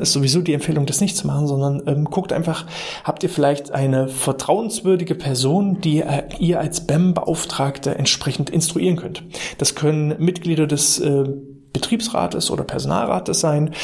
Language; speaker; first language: German; native; German